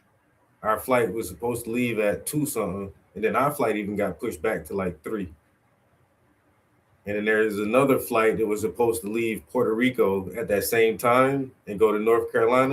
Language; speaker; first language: English; native; English